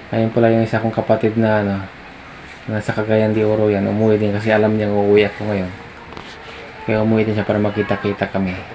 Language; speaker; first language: Filipino; non-native, local second language; Cebuano